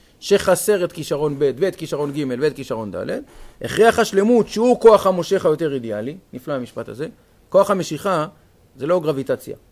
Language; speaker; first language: Hebrew; native; Hebrew